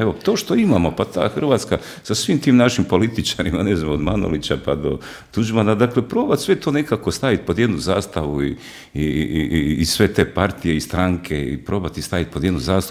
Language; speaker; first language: Croatian; native; Croatian